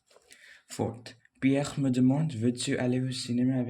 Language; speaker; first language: French; non-native, fluent; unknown